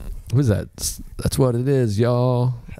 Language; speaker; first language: English; native; English